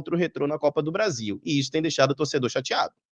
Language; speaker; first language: Portuguese; native; Portuguese